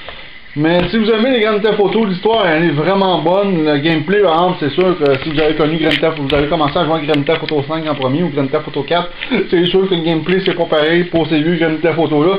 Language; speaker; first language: French; native; French